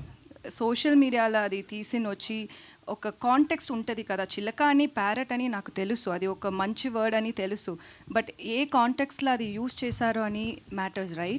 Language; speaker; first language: Telugu; non-native, learner; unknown